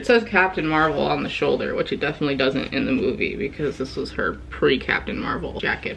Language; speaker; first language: English; native; English